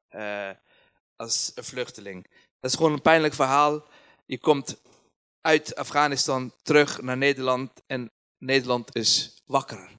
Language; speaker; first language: Dutch; non-native, fluent; Persian